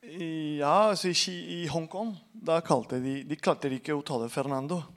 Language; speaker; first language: Norwegian; non-native, fluent; Spanish